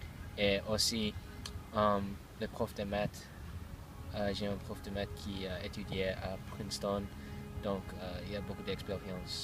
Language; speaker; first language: French; non-native, learner; English